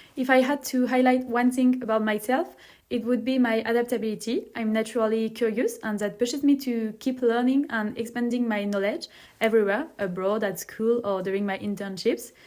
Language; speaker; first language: English; non-native, fluent; French